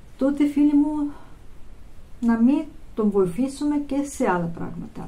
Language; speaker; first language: Greek; non-native, fluent; Russian